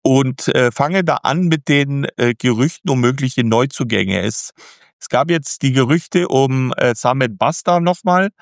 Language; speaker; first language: German; native; German